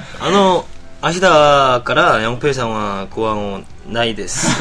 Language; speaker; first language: Japanese; non-native, learner; Korean